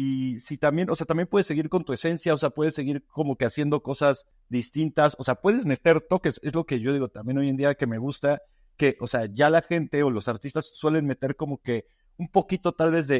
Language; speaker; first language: Spanish; native; Spanish